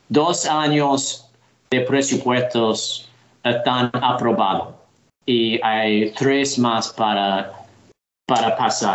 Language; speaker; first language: Spanish; non-native, learner; English